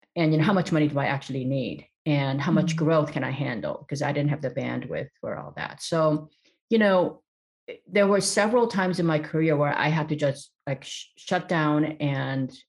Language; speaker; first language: English; early bilingual, other home language; Korean